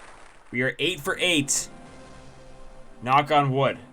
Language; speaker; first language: English; native; English